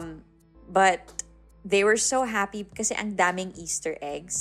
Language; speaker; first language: English; non-native, local second language; Filipino